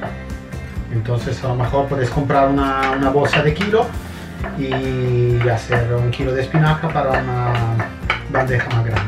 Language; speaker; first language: Spanish; non-native, fluent; Italian